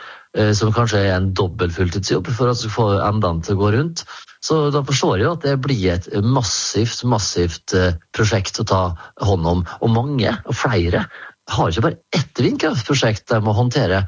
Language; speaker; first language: Norwegian; native; Norwegian